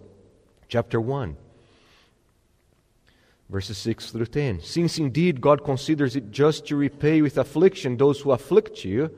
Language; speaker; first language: English; non-native, fluent; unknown